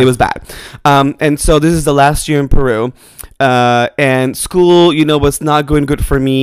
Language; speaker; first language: English; non-native, fluent; Spanish